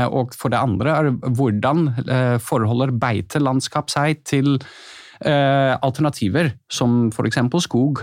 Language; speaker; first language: Norwegian; non-native, fluent; Dutch